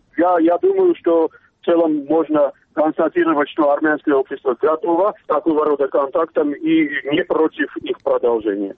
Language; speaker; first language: Russian; non-native, local second language; Armenian